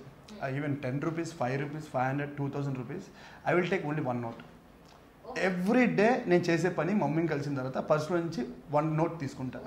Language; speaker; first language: Telugu; native; Telugu